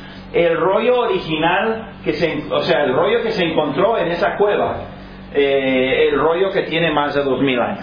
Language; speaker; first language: Spanish; non-native, fluent; English